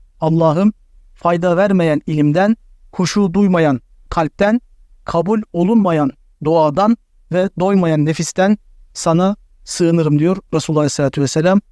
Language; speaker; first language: Turkish; native; Turkish